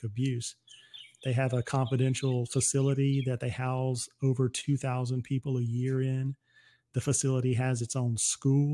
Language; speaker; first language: English; native; English